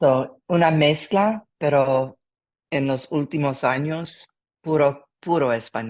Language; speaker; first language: Spanish; non-native, learner; English